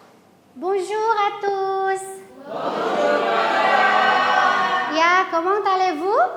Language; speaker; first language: French; non-native, fluent; Indonesian